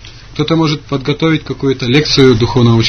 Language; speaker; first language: Russian; native; Russian